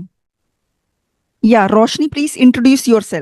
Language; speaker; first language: English; non-native, fluent; Hindi